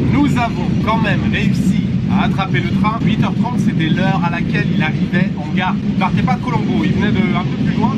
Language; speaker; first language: French; native; French